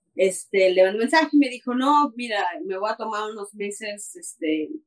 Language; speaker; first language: Spanish; native; Spanish